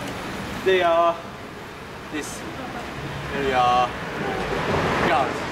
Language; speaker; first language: English; non-native, learner; Japanese